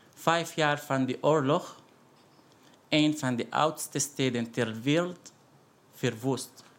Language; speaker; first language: Dutch; non-native, fluent; Arabic